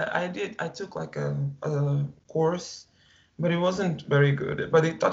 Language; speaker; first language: English; non-native, fluent; Portuguese